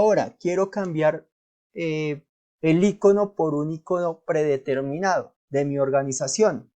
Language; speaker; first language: Spanish; native; Spanish